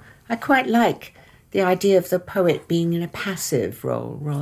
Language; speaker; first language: English; early bilingual, other home language; Persian